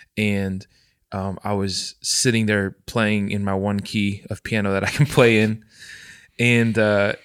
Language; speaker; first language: English; native; English